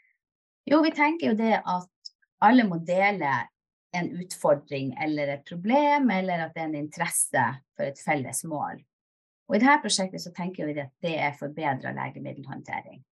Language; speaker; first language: Norwegian; native; Norwegian